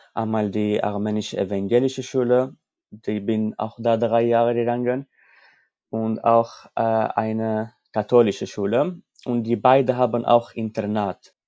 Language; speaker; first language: German; non-native, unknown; Armenian